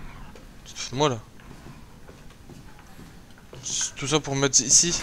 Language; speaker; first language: French; native; French